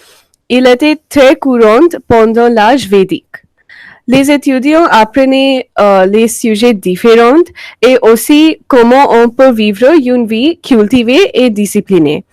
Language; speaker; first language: French; non-native, learner; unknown